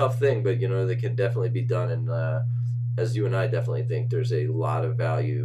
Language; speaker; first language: English; native; English